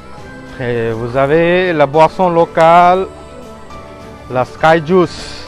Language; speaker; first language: French; non-native, fluent; Hindi